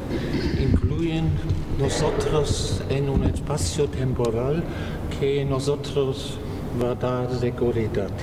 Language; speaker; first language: Spanish; non-native, fluent; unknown